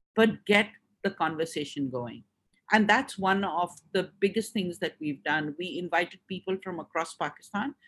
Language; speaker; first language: English; non-native, local second language; Urdu